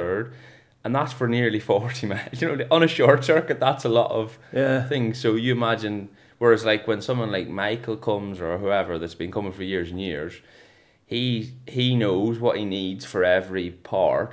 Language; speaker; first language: English; native; English